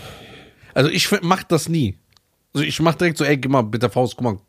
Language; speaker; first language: German; early bilingual, other home language; Persian